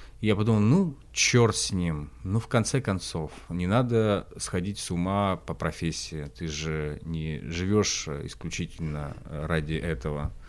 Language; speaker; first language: Russian; native; Russian